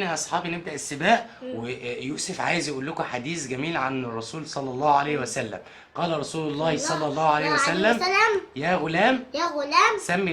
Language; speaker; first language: Arabic; native; Arabic